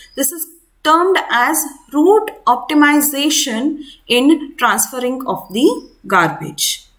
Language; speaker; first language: English; non-native, local second language; Kannada